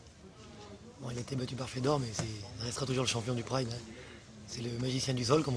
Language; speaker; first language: French; native; French